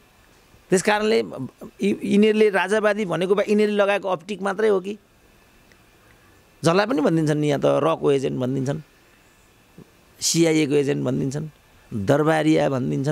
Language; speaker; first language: Nepali; native; Nepali